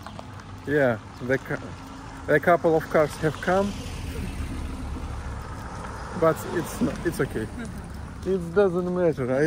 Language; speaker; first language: English; non-native, learner; Russian